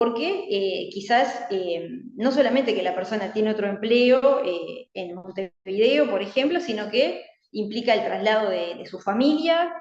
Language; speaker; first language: Spanish; native; Spanish